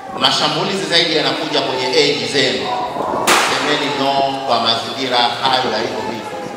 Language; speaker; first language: Swahili; native; Swahili